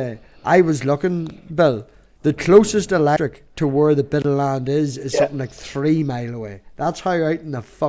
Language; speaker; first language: English; native; English